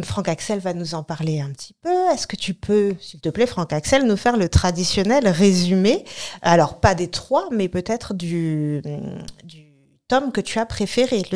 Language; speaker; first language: French; native; French